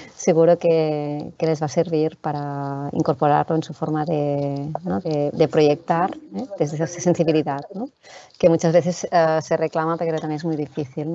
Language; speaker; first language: Spanish; non-native, local second language; Catalan